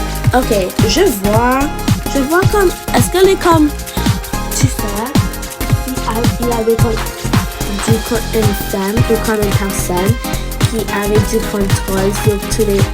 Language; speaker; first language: French; non-native, learner; English